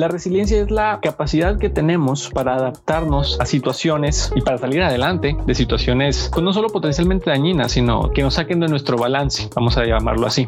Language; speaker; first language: Spanish; native; Spanish